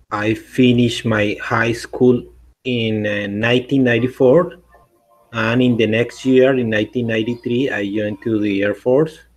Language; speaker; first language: English; non-native, learner; Spanish